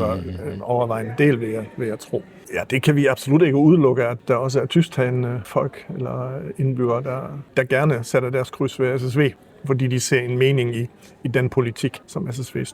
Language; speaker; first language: Danish; early bilingual, heritage; Danish